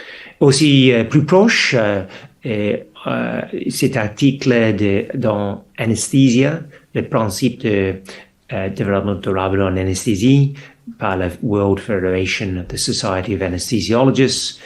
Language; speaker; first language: French; non-native, fluent; English